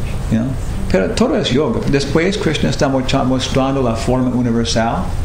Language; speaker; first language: Spanish; non-native, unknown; English